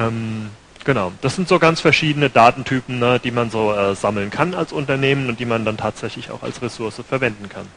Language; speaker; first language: German; native; German